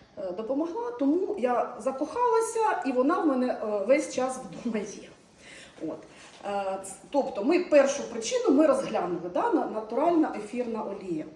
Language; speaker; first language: Ukrainian; non-native, local second language; Russian